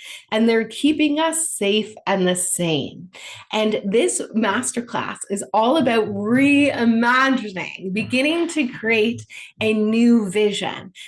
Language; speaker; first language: English; native; English